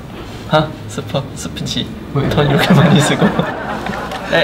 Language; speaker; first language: Korean; non-native, fluent; Chinese